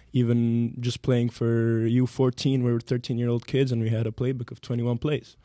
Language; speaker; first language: English; non-native, fluent; Serbian